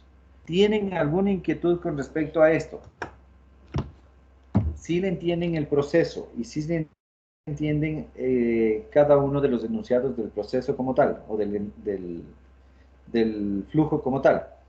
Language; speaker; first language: Spanish; native; Spanish